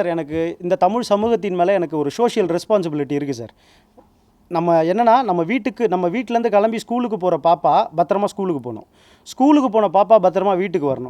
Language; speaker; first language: Tamil; native; Tamil